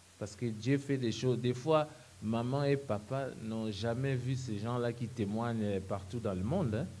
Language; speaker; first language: French; non-native, local second language; Lingala